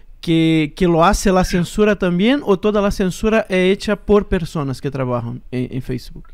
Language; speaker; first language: Spanish; non-native, fluent; Portuguese